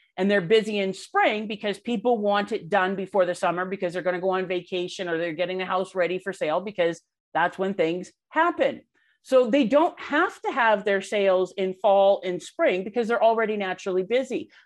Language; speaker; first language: English; native; English